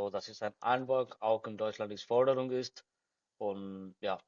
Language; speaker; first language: German; non-native, learner; Telugu